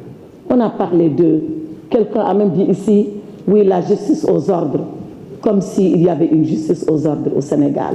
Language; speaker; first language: French; non-native, local second language; Wolof